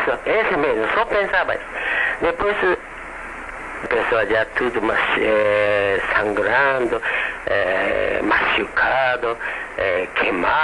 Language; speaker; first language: Portuguese; non-native, learner; Japanese